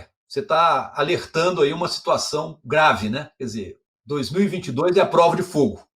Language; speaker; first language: Portuguese; native; Portuguese